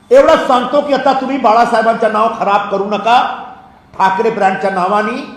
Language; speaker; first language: Marathi; non-native, local second language; Hindi